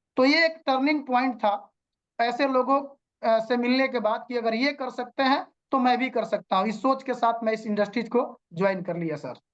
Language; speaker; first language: Hindi; non-native, local second language; Bhojpuri